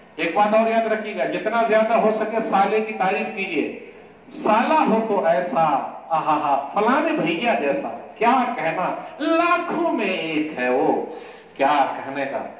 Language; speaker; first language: Urdu; non-native, local second language; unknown